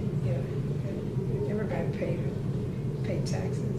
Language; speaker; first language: English; native; English